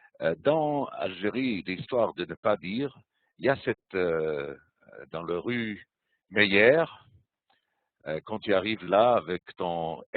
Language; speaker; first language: French; non-native, fluent; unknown